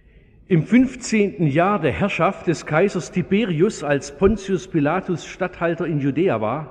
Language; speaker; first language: German; native; German